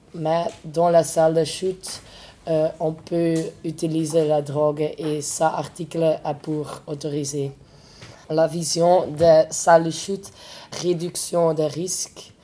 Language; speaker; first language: French; non-native, local second language; Dutch